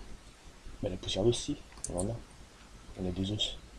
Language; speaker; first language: French; native; French